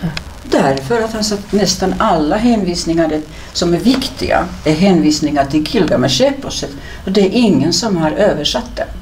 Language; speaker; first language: Swedish; native; Swedish